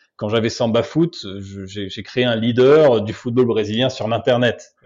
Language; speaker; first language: French; native; French